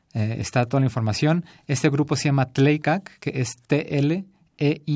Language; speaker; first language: Spanish; early bilingual, heritage; Spanish